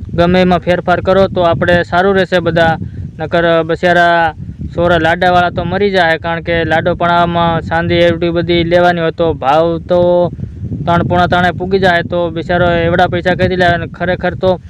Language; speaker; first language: Gujarati; non-native, local second language; Bhili